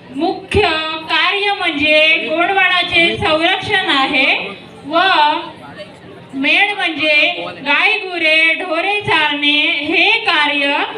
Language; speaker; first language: Marathi; native; Marathi